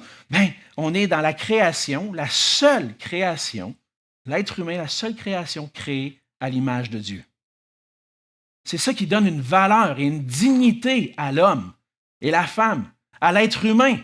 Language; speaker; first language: French; native; French